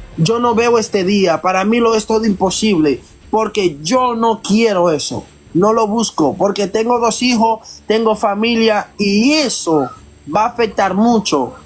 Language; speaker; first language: Spanish; non-native, fluent; Haitian Creole